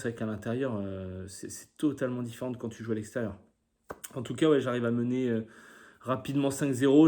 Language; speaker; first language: French; native; French